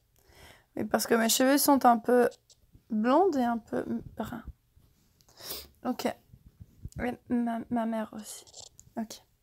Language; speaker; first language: French; non-native, fluent; English